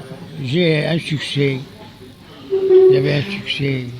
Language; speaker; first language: French; non-native, local second language; Arabic